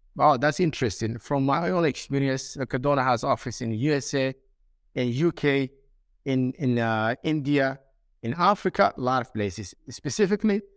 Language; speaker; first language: English; non-native, fluent; Somali